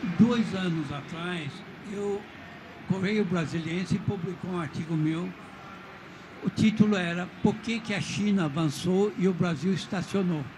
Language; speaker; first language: Portuguese; non-native, fluent; Chinese